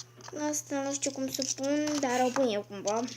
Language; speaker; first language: Romanian; native; Romanian